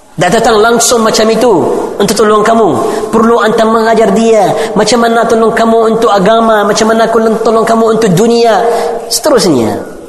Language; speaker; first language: Malay; non-native, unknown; Arabic